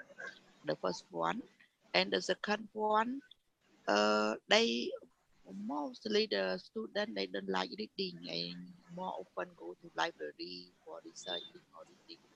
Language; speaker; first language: English; non-native, learner; Vietnamese